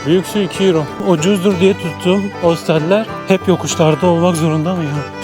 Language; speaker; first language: Turkish; native; Turkish